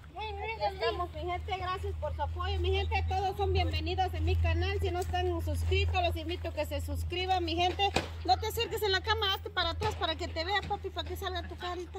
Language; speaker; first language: Spanish; native; Spanish